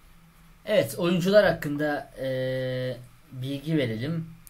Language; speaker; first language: Turkish; native; Turkish